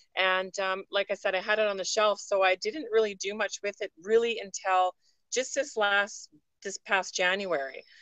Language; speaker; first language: English; native; English